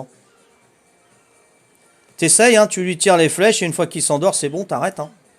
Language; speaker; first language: French; native; French